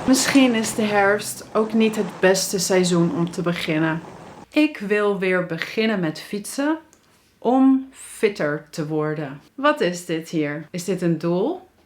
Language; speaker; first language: Dutch; native; Dutch